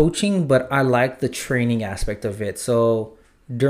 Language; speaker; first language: English; native; English